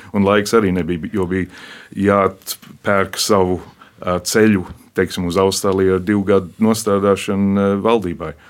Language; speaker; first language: Latvian; early bilingual, heritage; Latvian